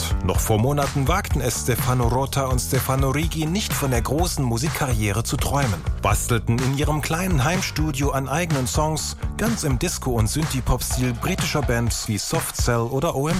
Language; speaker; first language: German; native; German